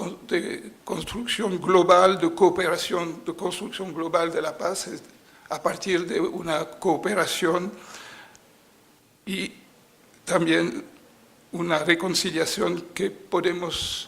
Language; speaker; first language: Spanish; non-native, fluent; French